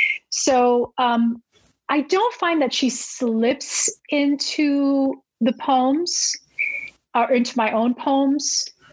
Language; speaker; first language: English; early bilingual, other home language; Spanish